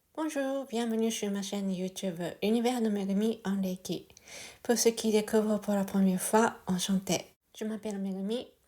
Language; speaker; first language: French; non-native, fluent; Japanese